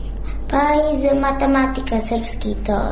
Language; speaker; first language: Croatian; non-native, learner; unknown